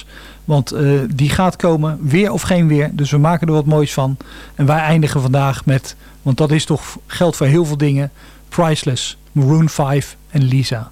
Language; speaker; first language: Dutch; native; Dutch